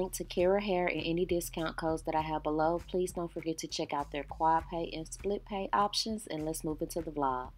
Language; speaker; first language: English; native; English